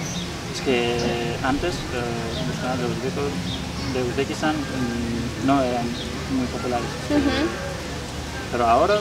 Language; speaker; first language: Spanish; non-native, learner; Uzbek